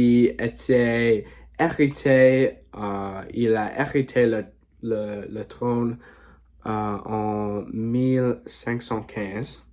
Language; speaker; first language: French; non-native, learner; English